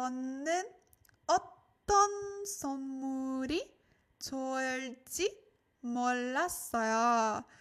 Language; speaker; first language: Korean; non-native, learner; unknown